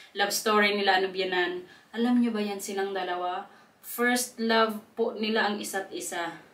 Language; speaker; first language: Filipino; non-native, local second language; Waray